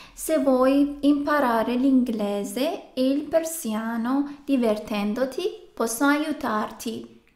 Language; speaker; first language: Italian; non-native, fluent; Persian